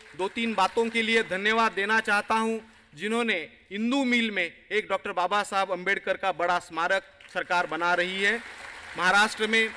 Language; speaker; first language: Hindi; non-native, local second language; Marathi